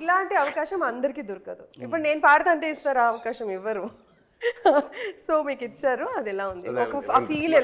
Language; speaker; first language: Telugu; non-native, fluent; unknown